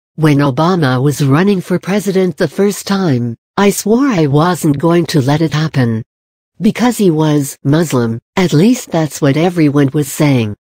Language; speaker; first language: English; native; English